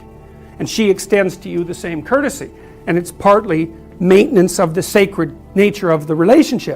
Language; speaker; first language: English; native; English